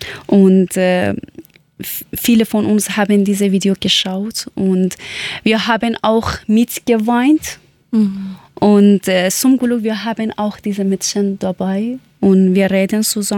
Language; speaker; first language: German; non-native, learner; Persian